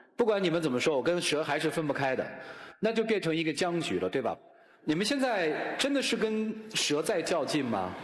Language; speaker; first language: Chinese; native; Chinese